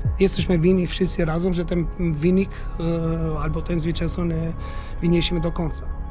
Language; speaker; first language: Polish; non-native, learner; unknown